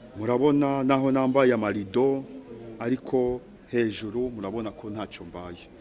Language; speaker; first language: Kinyarwanda; early bilingual, heritage; Kinyarwanda